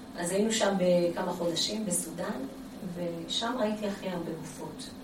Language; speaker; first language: Hebrew; early bilingual, other home language; Amharic